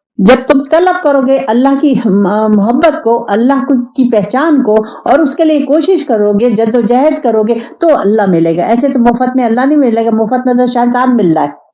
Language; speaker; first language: Urdu; non-native, local second language; Pashto